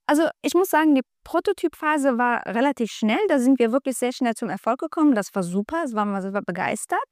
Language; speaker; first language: German; non-native, fluent; Turkish